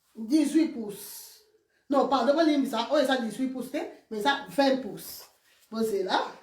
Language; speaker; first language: French; non-native, local second language; Lingala